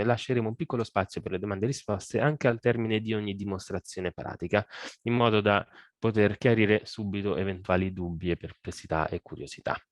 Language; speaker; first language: Italian; native; Italian